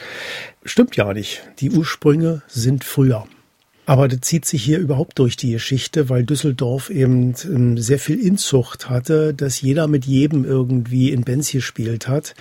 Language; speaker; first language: German; native; German